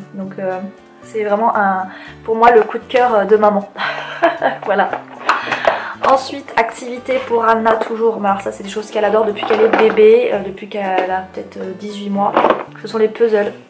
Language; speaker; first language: French; native; French